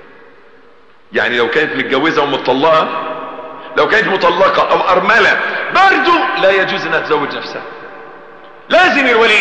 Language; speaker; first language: Arabic; native; Arabic